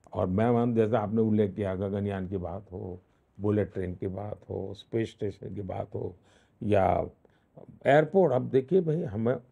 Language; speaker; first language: Hindi; non-native, local second language; Gujarati